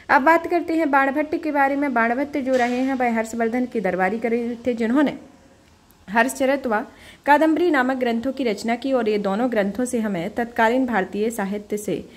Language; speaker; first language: Hindi; native; Hindi